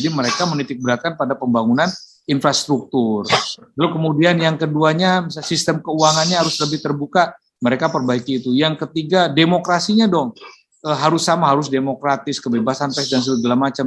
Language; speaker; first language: Indonesian; native; Indonesian